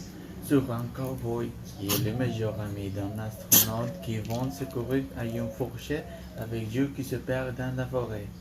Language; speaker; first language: French; non-native, learner; Spanish